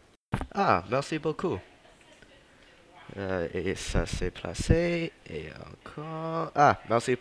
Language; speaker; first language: French; non-native, learner; English